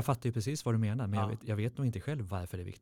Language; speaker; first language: Swedish; native; Swedish